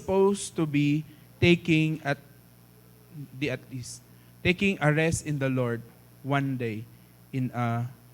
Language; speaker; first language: English; non-native, fluent; Filipino